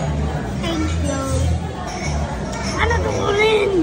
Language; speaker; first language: Filipino; native; Filipino